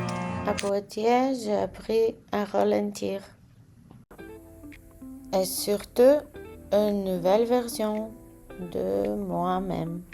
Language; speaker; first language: French; non-native, learner; Bulgarian